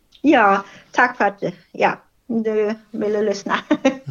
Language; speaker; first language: Swedish; non-native, fluent; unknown